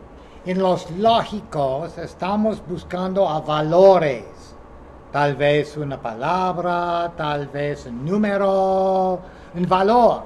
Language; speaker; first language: Spanish; non-native, fluent; English